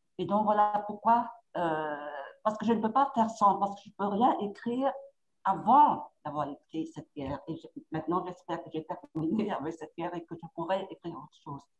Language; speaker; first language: French; non-native, fluent; Vietnamese